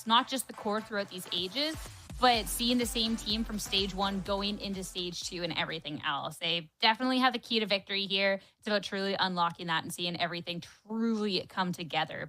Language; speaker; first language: English; native; English